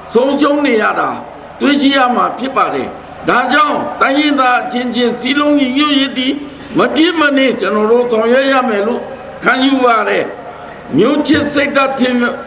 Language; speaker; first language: Burmese; non-native, local second language; Pa'o Karen